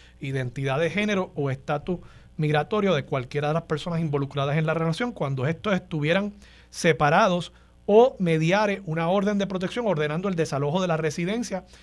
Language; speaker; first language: Spanish; native; Spanish